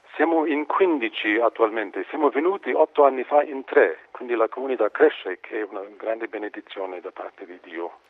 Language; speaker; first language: Italian; non-native, fluent; English